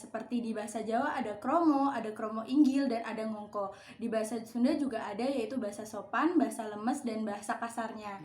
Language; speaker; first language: Indonesian; non-native, local second language; Javanese